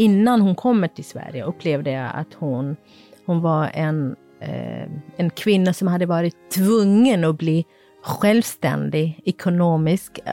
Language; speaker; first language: Swedish; non-native, fluent; Kurdish